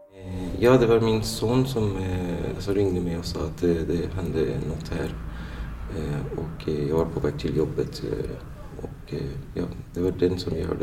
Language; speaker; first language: Swedish; non-native, fluent; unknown